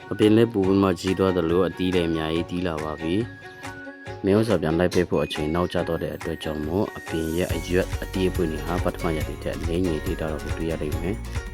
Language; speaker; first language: Burmese; non-native, local second language; Kachin